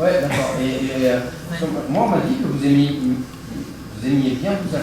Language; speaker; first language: French; native; French